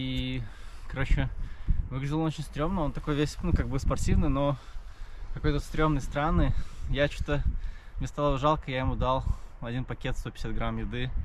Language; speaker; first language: Russian; native; Russian